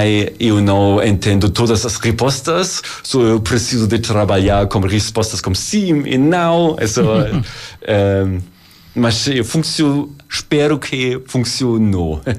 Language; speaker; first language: Portuguese; non-native, learner; German